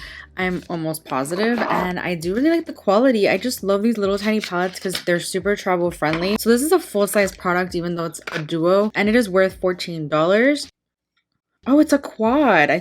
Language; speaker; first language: English; native; English